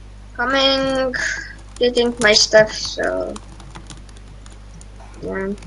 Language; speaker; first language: English; non-native, learner; Estonian